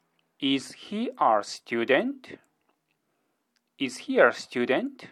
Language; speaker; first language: English; non-native, fluent; Japanese